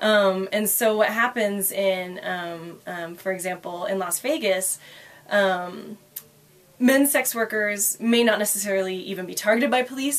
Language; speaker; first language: English; native; English